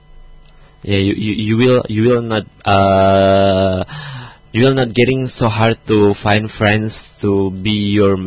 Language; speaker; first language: English; non-native, fluent; Indonesian